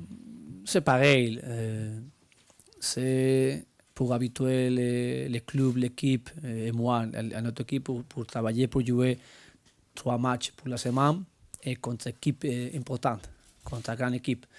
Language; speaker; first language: French; non-native, learner; Spanish